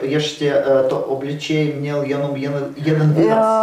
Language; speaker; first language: Czech; non-native, learner; Russian